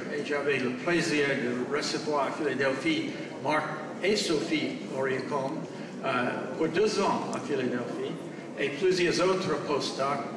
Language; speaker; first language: French; non-native, fluent; English